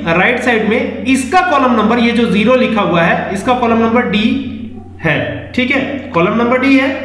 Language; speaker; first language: Hindi; native; Hindi